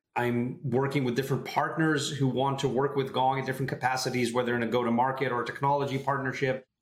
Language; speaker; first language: English; non-native, fluent; Hebrew